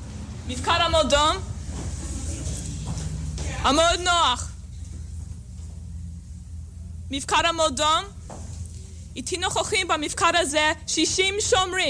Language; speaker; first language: Hebrew; non-native, learner; English